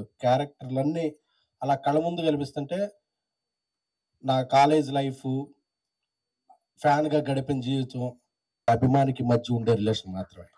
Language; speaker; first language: Telugu; native; Telugu